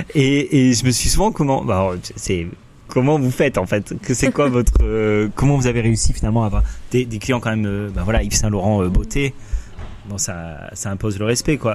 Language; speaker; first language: French; native; French